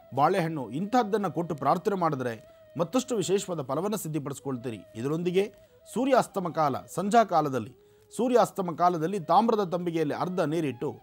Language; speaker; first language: Kannada; native; Kannada